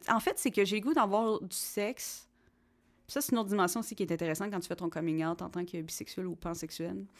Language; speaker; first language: French; native; French